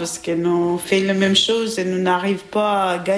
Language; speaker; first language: French; non-native, learner; Albanian